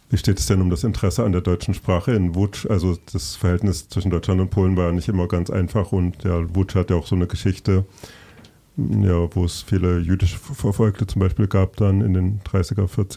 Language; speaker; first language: German; native; German